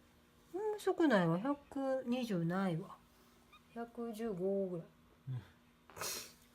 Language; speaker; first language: Japanese; native; Japanese